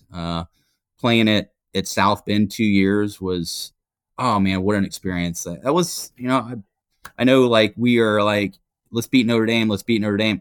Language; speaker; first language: English; native; English